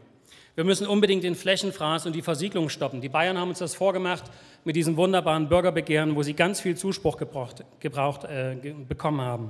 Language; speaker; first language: German; native; German